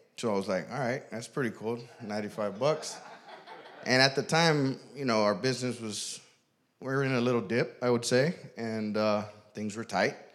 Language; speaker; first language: English; native; English